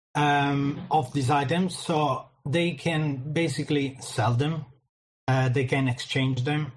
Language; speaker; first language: English; non-native, fluent; Italian